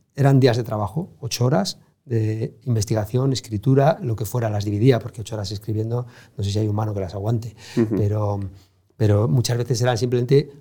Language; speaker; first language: Spanish; native; Spanish